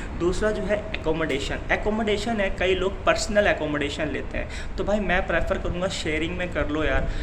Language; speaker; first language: Hindi; native; Hindi